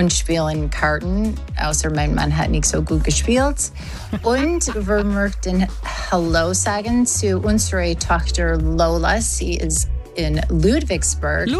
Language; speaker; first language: German; non-native, learner; English